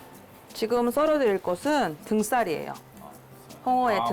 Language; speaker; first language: Korean; native; Korean